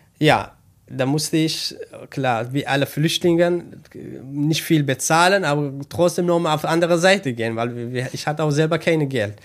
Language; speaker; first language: German; non-native, learner; Kurdish